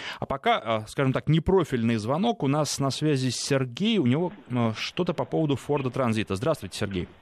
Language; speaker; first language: Russian; native; Russian